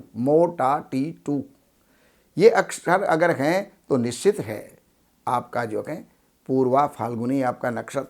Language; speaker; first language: Hindi; native; Hindi